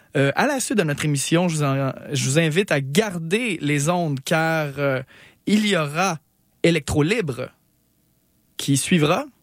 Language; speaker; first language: French; native; French